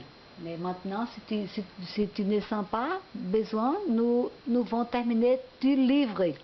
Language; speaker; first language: French; non-native, learner; Portuguese